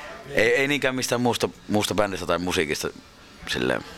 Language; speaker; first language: Finnish; native; Finnish